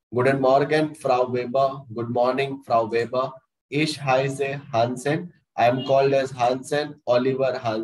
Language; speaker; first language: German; non-native, learner; Hindi